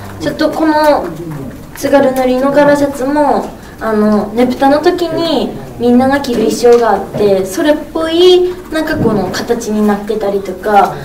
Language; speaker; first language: Japanese; native; Japanese